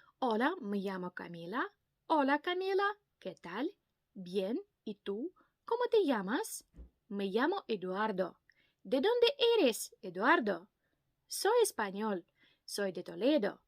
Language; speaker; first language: Spanish; non-native, fluent; Ukrainian